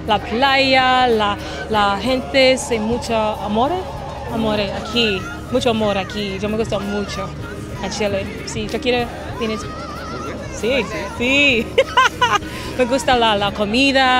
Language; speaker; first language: Spanish; non-native, learner; English